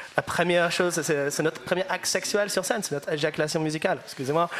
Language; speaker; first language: French; non-native, fluent; English